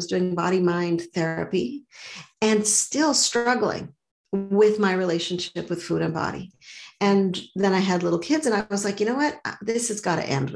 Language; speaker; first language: English; native; English